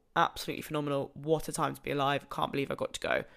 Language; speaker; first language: English; native; English